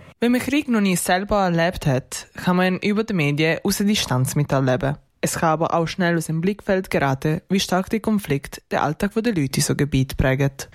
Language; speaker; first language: German; native; German